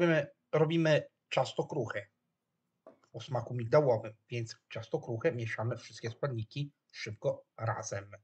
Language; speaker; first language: Polish; non-native, fluent; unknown